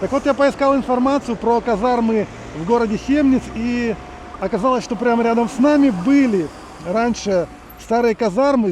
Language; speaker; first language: Russian; native; Russian